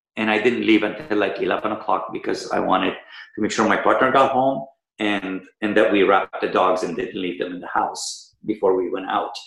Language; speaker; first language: English; early bilingual, other home language; Persian